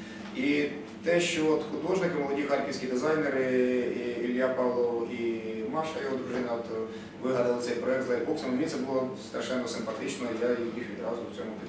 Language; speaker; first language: Ukrainian; native; Ukrainian